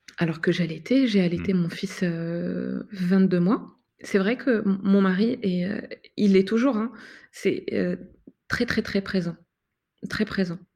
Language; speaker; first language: French; non-native, local second language; Arabic